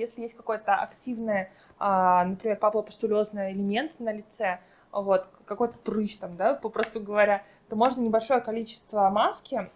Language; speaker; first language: Russian; native; Russian